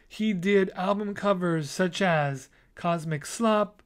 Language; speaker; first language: English; native; English